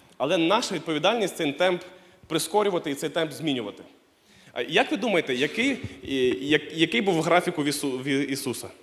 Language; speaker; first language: Ukrainian; non-native, local second language; Russian